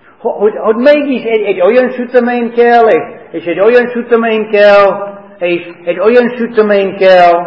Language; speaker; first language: Hungarian; non-native, fluent; English